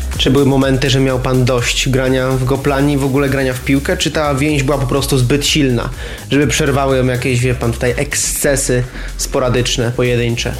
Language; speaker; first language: Polish; native; Polish